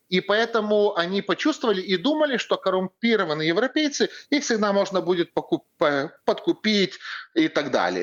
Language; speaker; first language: Russian; non-native, fluent; Lithuanian